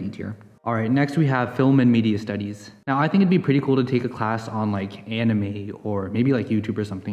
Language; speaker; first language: English; native; English